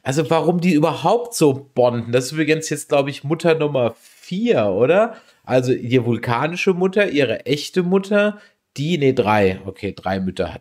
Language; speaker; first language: German; native; German